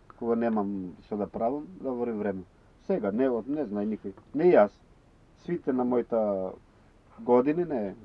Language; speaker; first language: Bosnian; non-native, learner; Macedonian